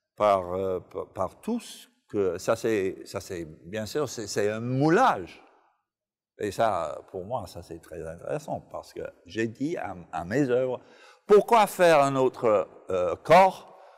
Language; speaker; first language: French; non-native, fluent; English